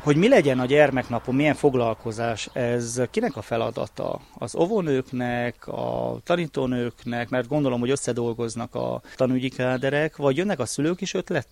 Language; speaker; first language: Hungarian; native; Hungarian